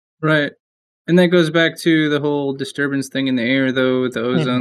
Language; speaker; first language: English; native; English